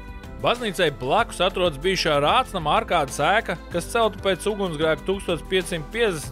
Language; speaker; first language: Latvian; native; Latvian